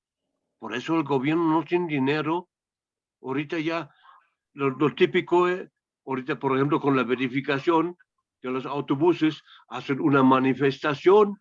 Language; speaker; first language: Spanish; non-native, fluent; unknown